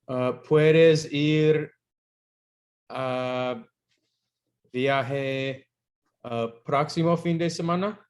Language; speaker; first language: Spanish; non-native, learner; English